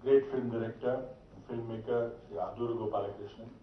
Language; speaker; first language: English; non-native, local second language; Marathi